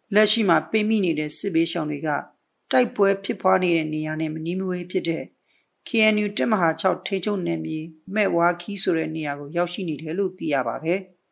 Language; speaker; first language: Burmese; native; Burmese